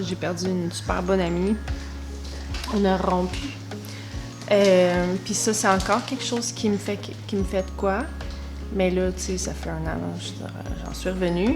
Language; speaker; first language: French; native; French